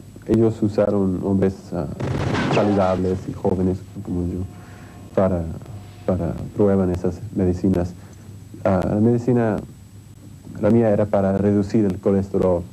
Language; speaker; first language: Spanish; early bilingual, heritage; English